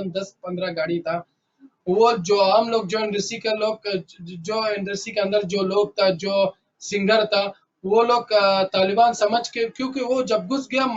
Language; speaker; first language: Hindi; early bilingual, other home language; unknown